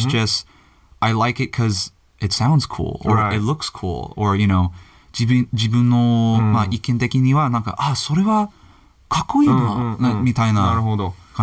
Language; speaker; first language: Japanese; non-native, learner; English